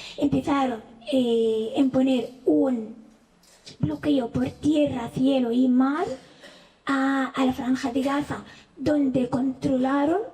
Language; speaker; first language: Spanish; non-native, fluent; Arabic